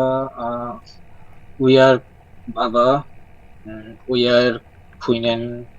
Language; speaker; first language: German; non-native, learner; Bangla